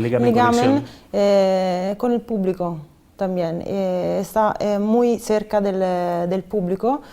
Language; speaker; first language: Spanish; non-native, fluent; Italian